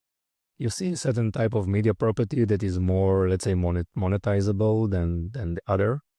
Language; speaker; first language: English; non-native, fluent; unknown